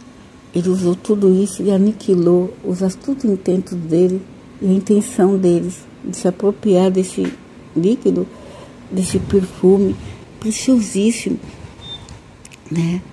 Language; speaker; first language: Portuguese; native; Portuguese